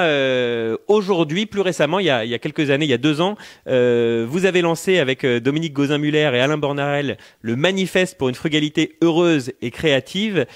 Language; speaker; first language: French; native; French